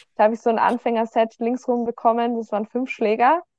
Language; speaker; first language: German; native; German